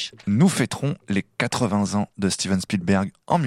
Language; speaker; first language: French; native; French